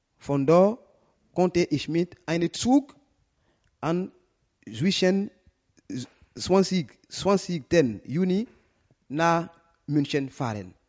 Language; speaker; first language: German; non-native, learner; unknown